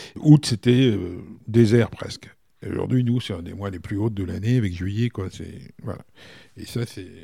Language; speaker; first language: French; native; French